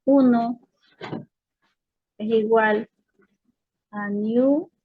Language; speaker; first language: Spanish; native; Spanish